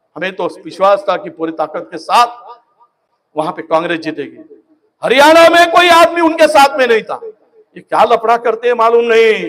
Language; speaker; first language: Hindi; non-native, local second language; Marathi